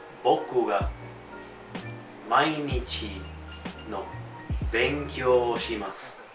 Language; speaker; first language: Japanese; non-native, learner; English